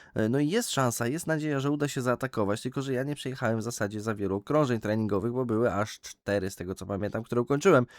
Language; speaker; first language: Polish; native; Polish